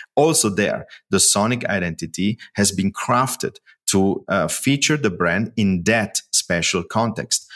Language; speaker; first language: English; non-native, fluent; Italian